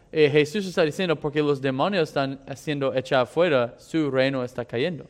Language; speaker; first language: Spanish; non-native, fluent; English